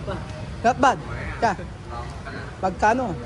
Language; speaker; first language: English; non-native, learner; Filipino